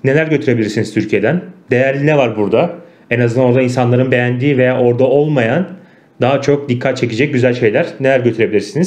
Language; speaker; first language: Turkish; native; Turkish